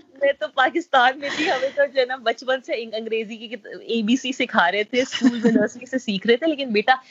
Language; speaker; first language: Urdu; native; Urdu